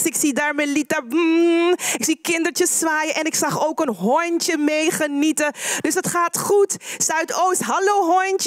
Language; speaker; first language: Dutch; native; Dutch